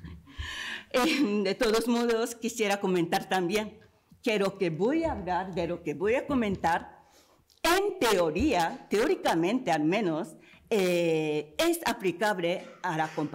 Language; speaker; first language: Spanish; non-native, fluent; Japanese